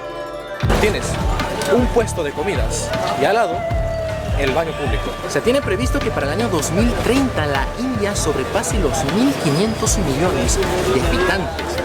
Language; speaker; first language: Spanish; native; Spanish